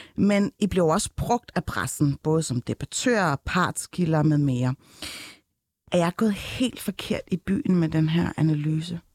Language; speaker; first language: Danish; early bilingual, other home language; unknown